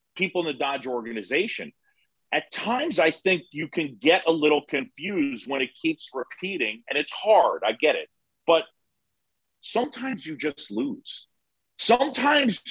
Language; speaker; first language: English; native; English